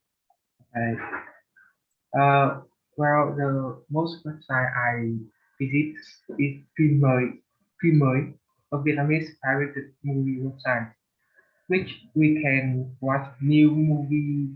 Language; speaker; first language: English; non-native, learner; Vietnamese